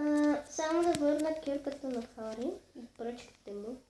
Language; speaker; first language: Bulgarian; native; Bulgarian